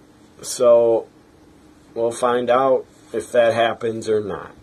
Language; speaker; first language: English; native; English